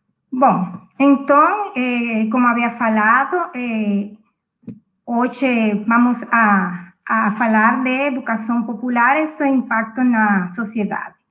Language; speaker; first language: Portuguese; non-native, fluent; Spanish